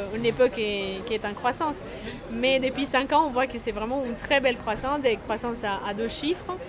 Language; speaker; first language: French; non-native, fluent; Spanish